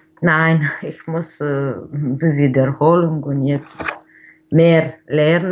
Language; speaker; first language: German; non-native, learner; Romanian